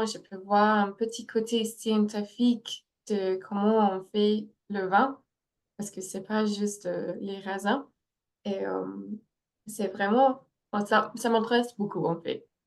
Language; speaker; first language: French; non-native, fluent; English